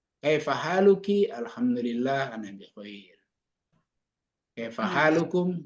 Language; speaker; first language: Arabic; non-native, fluent; Indonesian